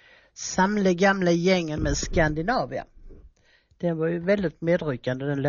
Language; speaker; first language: Swedish; native; Swedish